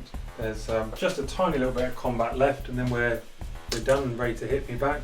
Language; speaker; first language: English; native; English